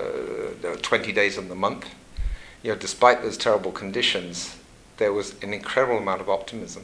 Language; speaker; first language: English; native; English